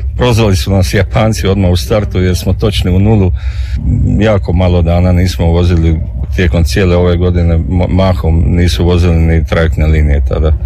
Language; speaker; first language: Croatian; native; Croatian